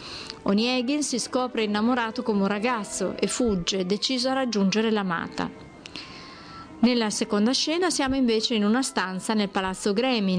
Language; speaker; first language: Italian; native; Italian